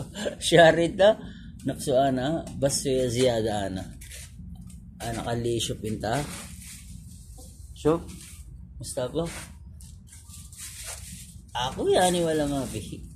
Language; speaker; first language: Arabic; non-native, learner; Filipino